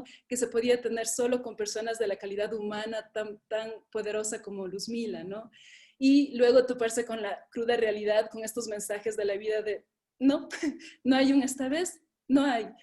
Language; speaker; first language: Spanish; native; Spanish